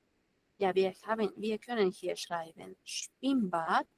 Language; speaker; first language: German; non-native, fluent; Spanish